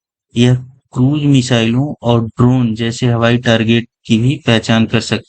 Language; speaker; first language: Hindi; native; Hindi